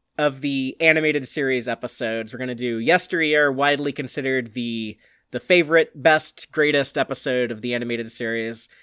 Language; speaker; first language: English; native; English